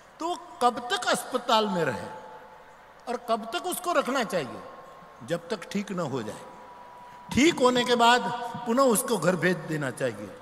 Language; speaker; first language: Hindi; non-native, local second language; Gujarati